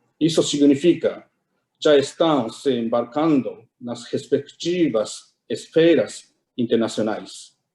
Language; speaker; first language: Portuguese; non-native, fluent; Japanese